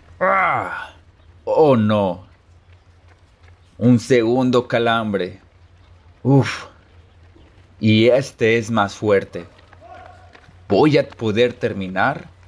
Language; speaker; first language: Spanish; early bilingual, heritage; Spanish